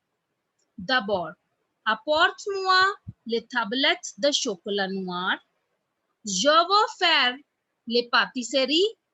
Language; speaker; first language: French; non-native, fluent; Hindi